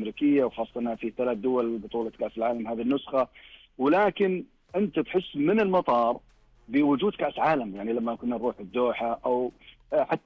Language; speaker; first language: Arabic; native; Arabic